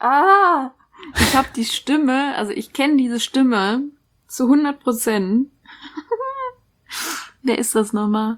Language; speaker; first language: German; native; German